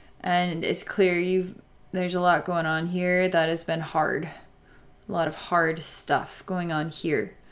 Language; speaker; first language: English; native; English